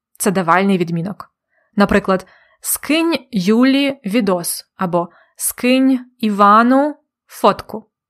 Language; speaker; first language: Ukrainian; native; Ukrainian